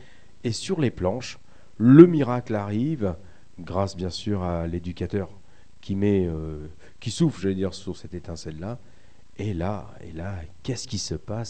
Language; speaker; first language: French; native; French